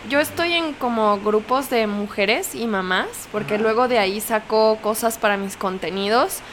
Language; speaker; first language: Spanish; native; Spanish